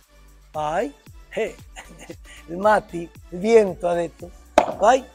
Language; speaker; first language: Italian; non-native, learner; Spanish